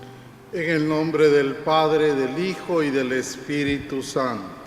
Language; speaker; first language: Spanish; native; Spanish